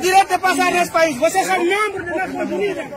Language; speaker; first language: Portuguese; non-native, learner; Haitian Creole